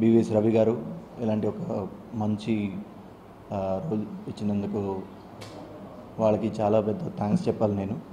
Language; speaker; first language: Telugu; non-native, learner; Tamil